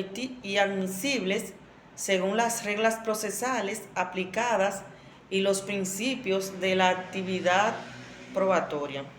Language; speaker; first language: Spanish; native; Spanish